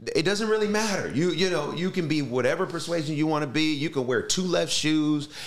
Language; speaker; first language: English; native; English